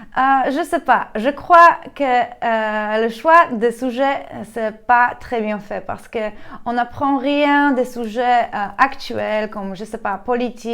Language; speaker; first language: French; non-native, fluent; Polish